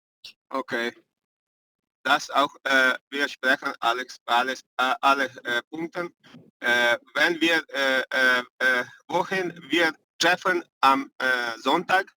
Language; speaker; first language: German; non-native, learner; Hindi